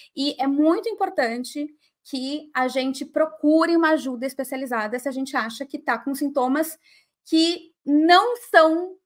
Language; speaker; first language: Portuguese; native; Portuguese